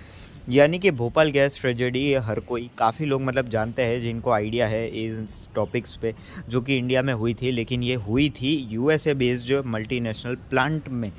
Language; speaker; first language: Hindi; native; Hindi